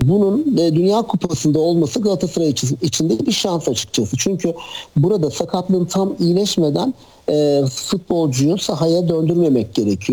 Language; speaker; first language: Turkish; native; Turkish